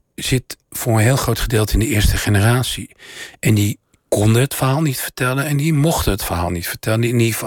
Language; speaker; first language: Dutch; native; Dutch